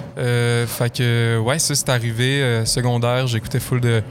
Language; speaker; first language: French; native; French